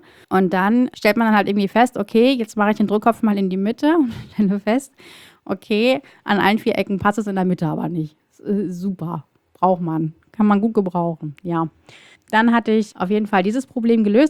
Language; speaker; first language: German; native; German